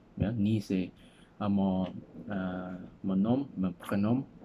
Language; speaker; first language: French; non-native, learner; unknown